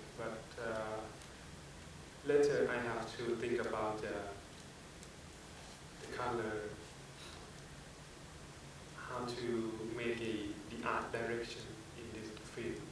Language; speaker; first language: English; non-native, fluent; Thai